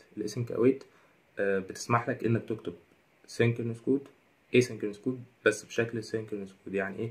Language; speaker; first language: Arabic; native; Arabic